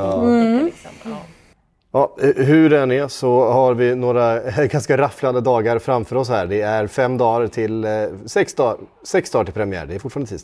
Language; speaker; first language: Swedish; native; Swedish